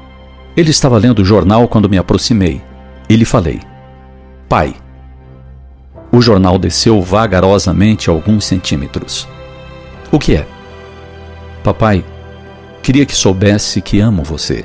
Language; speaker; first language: Portuguese; native; Portuguese